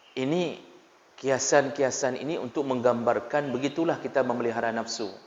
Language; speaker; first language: Malay; non-native, local second language; Achinese